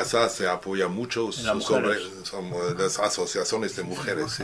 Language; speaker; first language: Spanish; non-native, learner; French